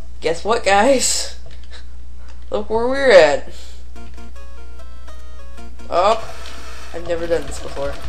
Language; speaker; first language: English; native; English